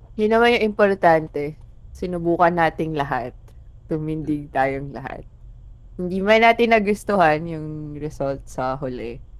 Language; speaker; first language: Filipino; non-native, local second language; Bikol